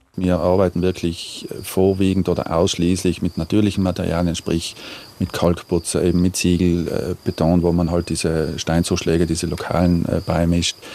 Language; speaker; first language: German; non-native, local second language; Ladin